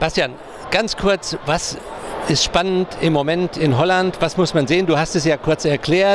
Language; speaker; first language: German; native; German